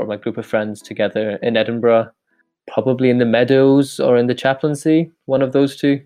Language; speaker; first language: English; native; English